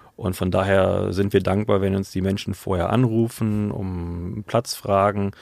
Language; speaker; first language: German; native; German